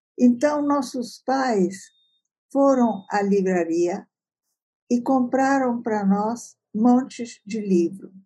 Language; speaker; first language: Portuguese; early bilingual, other home language; Italian